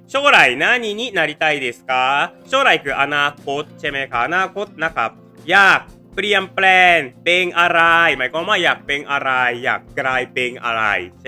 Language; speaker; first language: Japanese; non-native, fluent; Thai